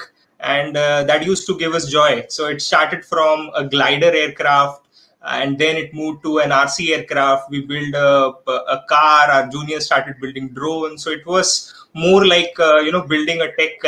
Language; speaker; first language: English; non-native, local second language; Marathi